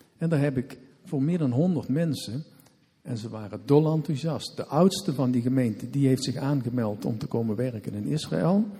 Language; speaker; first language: Dutch; native; Dutch